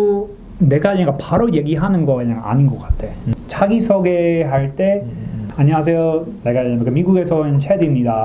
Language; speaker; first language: Korean; non-native, learner; English